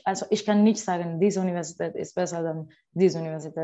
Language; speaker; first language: German; non-native, learner; Spanish